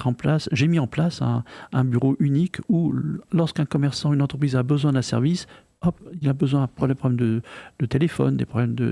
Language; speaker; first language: French; native; French